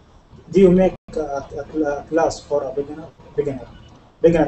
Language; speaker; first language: English; non-native, learner; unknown